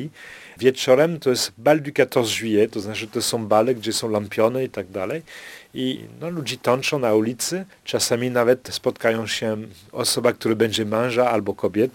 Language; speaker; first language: Polish; non-native, fluent; French